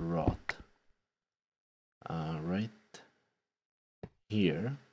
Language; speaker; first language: English; non-native, fluent; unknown